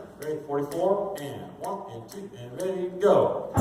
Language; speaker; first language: English; native; English